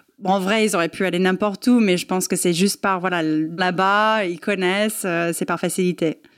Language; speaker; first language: French; non-native, fluent; English